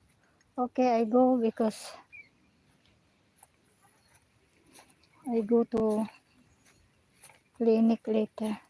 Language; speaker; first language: English; non-native, local second language; Filipino